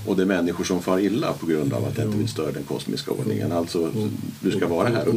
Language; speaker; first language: Swedish; native; Swedish